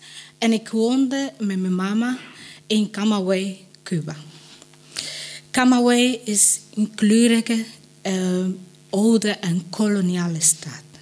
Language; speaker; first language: Dutch; non-native, learner; Spanish